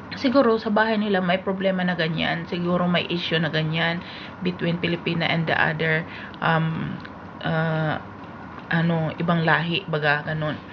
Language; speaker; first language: Filipino; native; Filipino